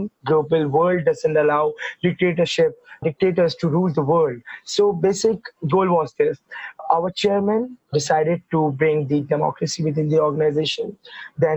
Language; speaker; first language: English; non-native, local second language; Urdu